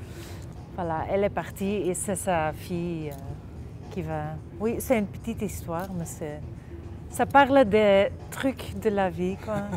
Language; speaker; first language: French; non-native, local second language; Dutch